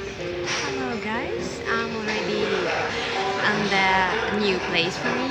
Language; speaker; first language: English; non-native, learner; Russian